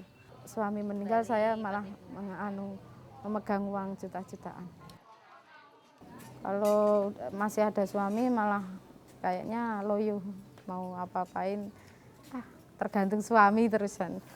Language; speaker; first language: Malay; non-native, local second language; Javanese